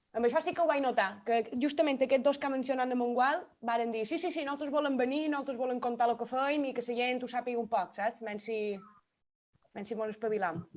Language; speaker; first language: Catalan; native; Catalan